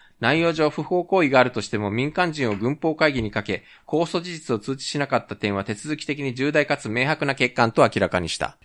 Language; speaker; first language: Japanese; native; Japanese